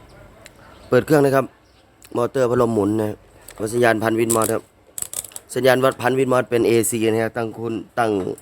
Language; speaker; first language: Thai; native; Thai